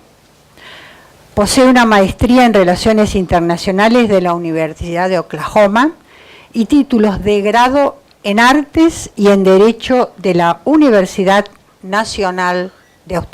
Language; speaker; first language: Spanish; native; Spanish